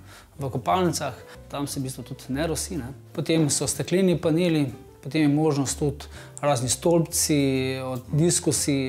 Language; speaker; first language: Slovenian; native; Slovenian